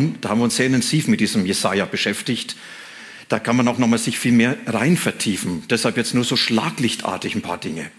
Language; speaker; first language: German; native; German